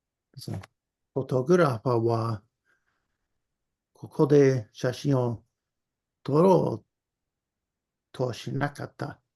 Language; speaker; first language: Japanese; non-native, learner; English